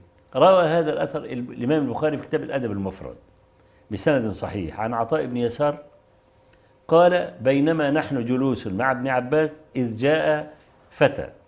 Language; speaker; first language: Arabic; native; Arabic